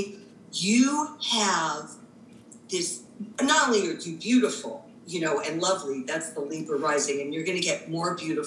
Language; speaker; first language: English; native; English